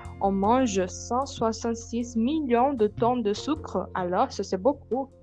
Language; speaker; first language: French; non-native, learner; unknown